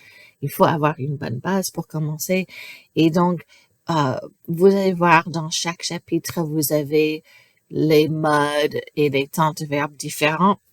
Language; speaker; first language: French; non-native, fluent; English